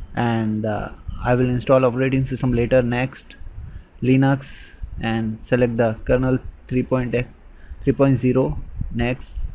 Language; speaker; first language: English; non-native, local second language; Hindi